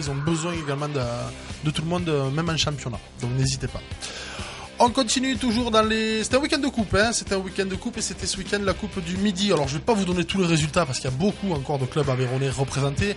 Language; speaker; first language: French; native; French